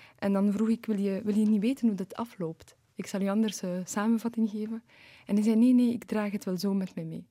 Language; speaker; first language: Dutch; early bilingual, other home language; Polish